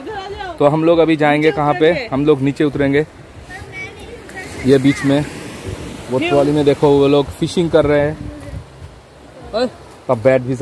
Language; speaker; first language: Hindi; non-native, local second language; Bangla